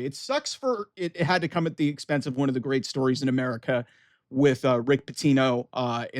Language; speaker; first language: English; native; English